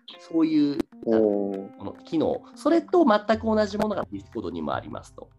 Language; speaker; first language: Japanese; native; Japanese